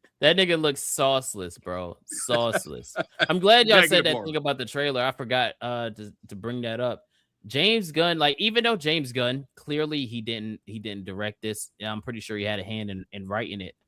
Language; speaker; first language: English; native; English